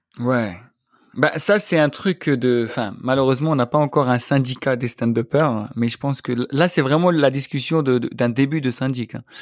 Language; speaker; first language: French; non-native, local second language; Arabic